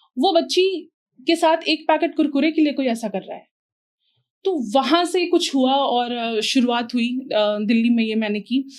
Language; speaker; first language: Hindi; native; Hindi